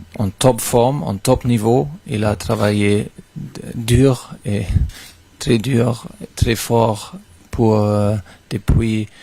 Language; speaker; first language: French; non-native, fluent; German